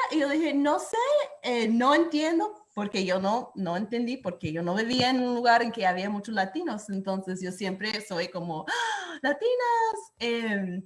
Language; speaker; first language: Spanish; early bilingual, heritage; Spanish